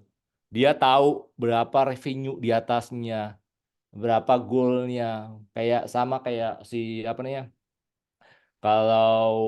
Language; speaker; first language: Indonesian; native; Indonesian